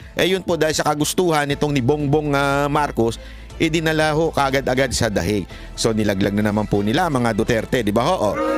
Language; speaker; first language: Filipino; native; Filipino